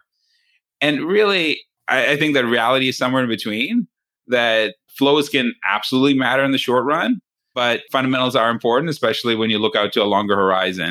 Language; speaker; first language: English; native; English